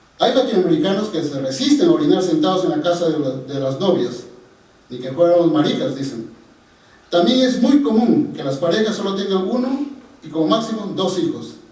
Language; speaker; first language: Spanish; native; Spanish